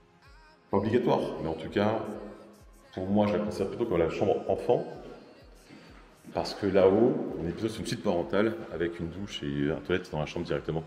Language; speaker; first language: French; native; French